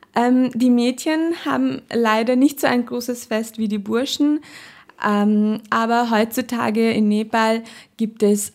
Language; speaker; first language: German; non-native, fluent; Nepali